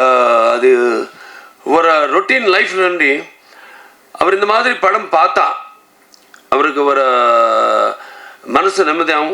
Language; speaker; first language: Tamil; non-native, learner; Telugu